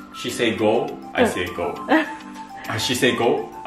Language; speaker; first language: English; non-native, learner; Korean